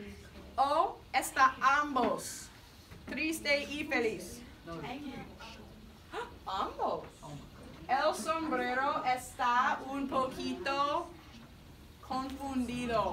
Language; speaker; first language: Spanish; non-native, fluent; English